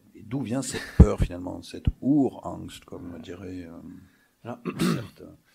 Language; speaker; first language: French; native; French